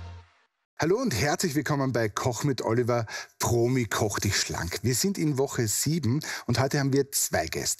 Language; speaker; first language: German; native; German